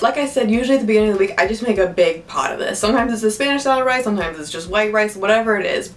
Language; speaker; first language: English; native; English